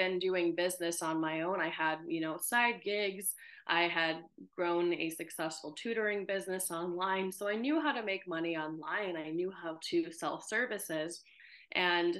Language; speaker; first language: English; native; English